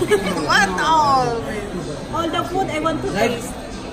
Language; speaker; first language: English; non-native, learner; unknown